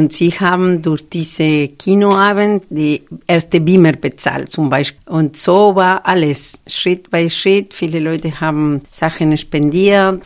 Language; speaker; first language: German; non-native, fluent; Spanish